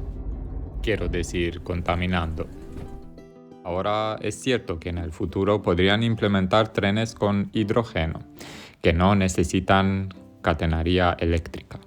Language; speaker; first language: Spanish; non-native, fluent; Romanian